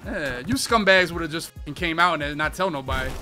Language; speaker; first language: English; native; English